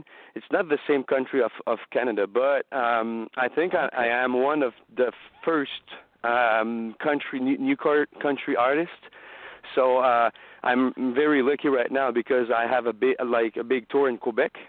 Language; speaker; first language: English; non-native, learner; French